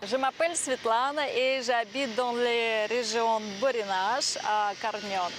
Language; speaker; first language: French; non-native, learner; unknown